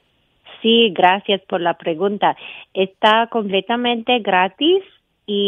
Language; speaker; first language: Spanish; non-native, fluent; English